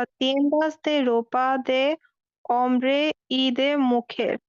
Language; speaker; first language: Spanish; non-native, learner; Bangla